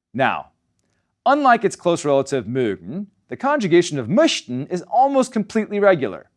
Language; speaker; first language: English; native; English